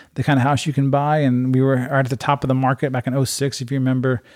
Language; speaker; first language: English; native; English